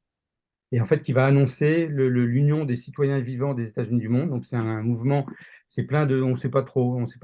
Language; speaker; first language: French; native; French